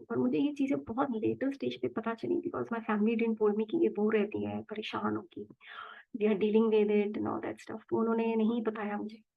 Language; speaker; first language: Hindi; native; Hindi